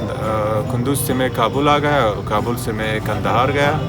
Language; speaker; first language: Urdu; non-native, learner; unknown